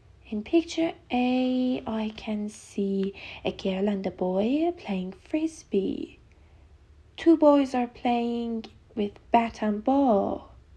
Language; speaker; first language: English; non-native, fluent; Persian